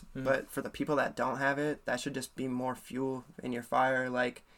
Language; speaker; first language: English; native; English